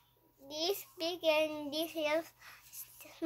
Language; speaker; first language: English; non-native, learner; Korean